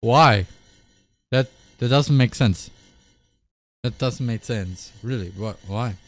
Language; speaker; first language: English; non-native, learner; German